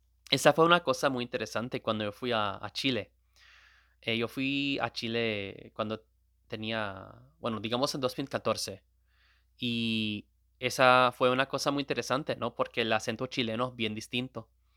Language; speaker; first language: Spanish; non-native, fluent; Gujarati